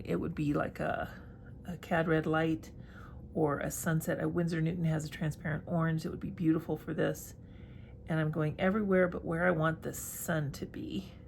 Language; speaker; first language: English; native; English